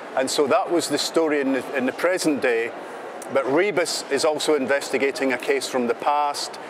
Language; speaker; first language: English; native; English